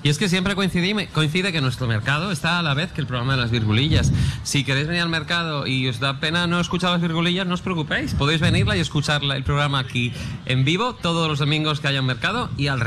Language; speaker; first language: Spanish; native; Spanish